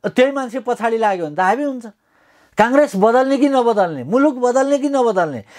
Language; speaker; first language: Nepali; native; Nepali